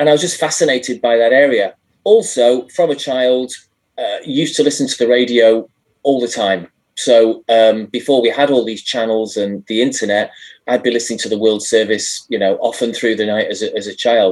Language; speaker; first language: English; native; English